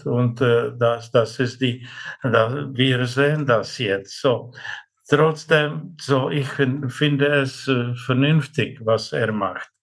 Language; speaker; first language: German; non-native, fluent; Czech